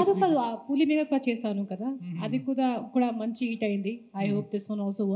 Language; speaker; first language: Telugu; non-native, fluent; Hindi